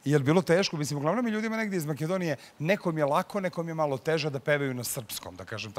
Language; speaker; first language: Serbian; native; Serbian